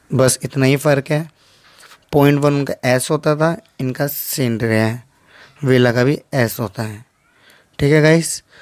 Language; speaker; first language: Hindi; native; Hindi